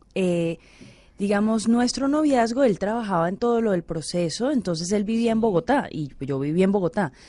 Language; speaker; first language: Spanish; native; Spanish